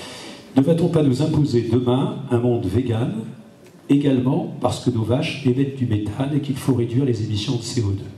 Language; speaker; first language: French; native; French